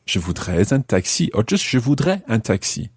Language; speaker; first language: French; non-native, fluent; English